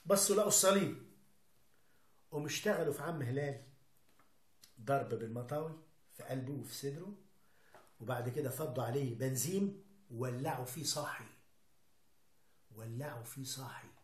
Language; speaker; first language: Arabic; native; Arabic